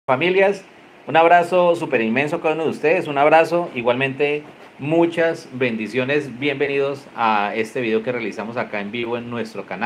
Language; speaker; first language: Spanish; native; Spanish